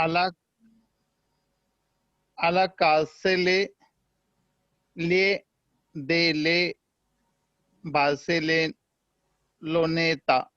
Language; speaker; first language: Spanish; non-native, learner; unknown